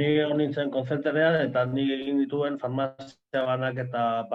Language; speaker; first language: Basque; non-native, local second language; Spanish